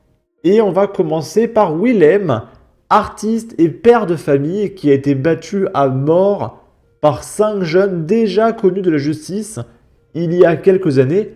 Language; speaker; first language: French; native; French